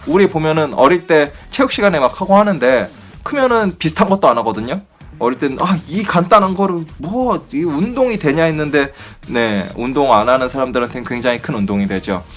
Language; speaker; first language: Korean; native; Korean